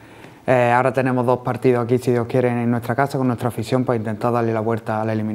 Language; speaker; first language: Spanish; native; Spanish